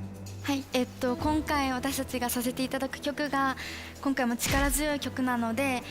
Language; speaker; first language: Japanese; native; Japanese